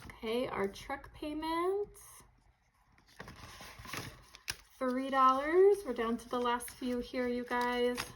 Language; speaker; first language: English; native; English